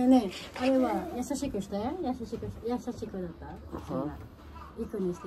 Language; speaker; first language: Japanese; non-native, learner; Filipino